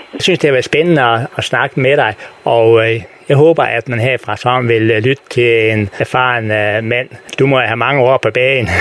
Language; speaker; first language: Danish; native; Danish